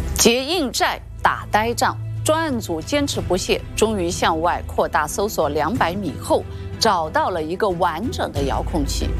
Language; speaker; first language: Chinese; native; Chinese